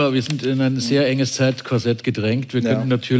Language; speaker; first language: German; native; German